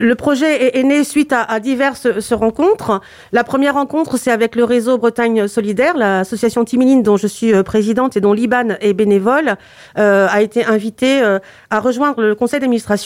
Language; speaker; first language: French; native; French